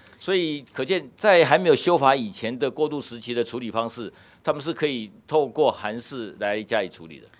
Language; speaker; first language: Chinese; native; Chinese